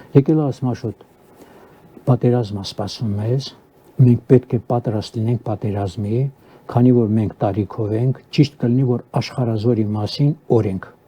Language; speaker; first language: Armenian; native; Armenian